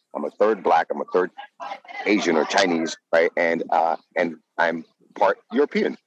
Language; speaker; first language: English; non-native, fluent; Dutch